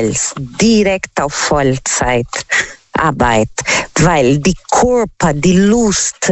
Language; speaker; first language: German; non-native, learner; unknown